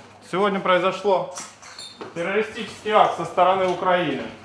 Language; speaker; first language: Russian; native; Russian